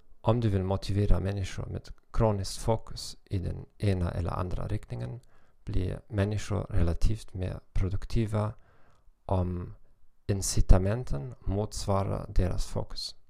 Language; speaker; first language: Swedish; non-native, fluent; German